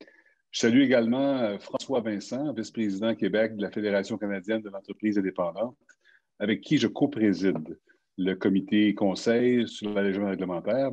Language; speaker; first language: French; native; French